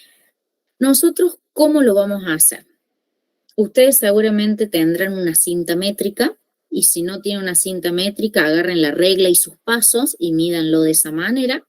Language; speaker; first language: Spanish; native; Spanish